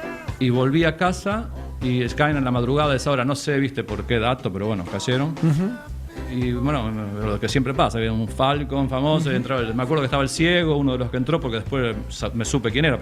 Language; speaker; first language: Spanish; native; Spanish